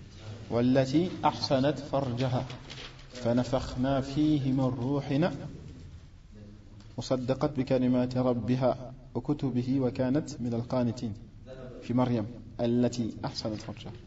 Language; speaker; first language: Arabic; non-native, fluent; French